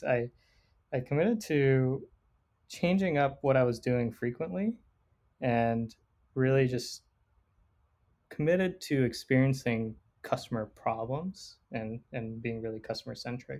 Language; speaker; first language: English; native; English